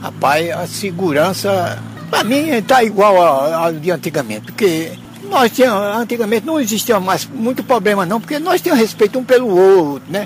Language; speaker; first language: Portuguese; native; Portuguese